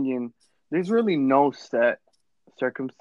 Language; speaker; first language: English; native; English